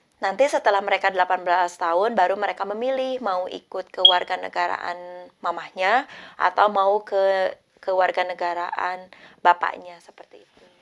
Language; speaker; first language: Indonesian; native; Indonesian